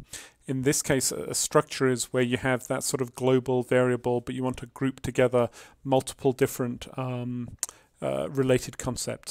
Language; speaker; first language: English; native; English